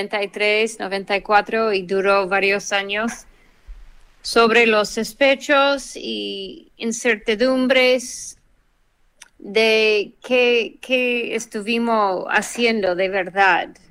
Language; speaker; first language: Spanish; non-native, fluent; English